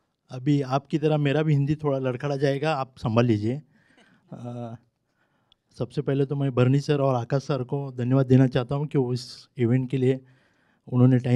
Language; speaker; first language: Hindi; non-native, local second language; Marathi